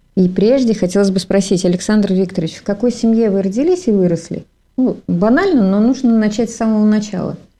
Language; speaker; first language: Russian; native; Russian